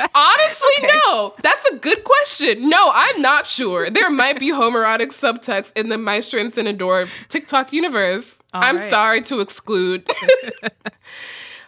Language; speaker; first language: English; native; English